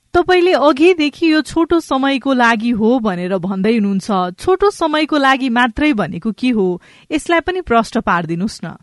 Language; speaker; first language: Nepali; non-native, local second language; Maithili